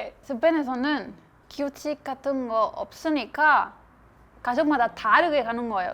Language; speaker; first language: Korean; non-native, fluent; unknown